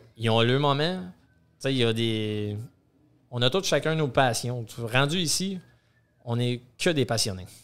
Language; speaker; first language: French; native; French